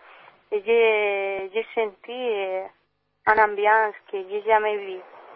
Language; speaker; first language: French; non-native, learner; Spanish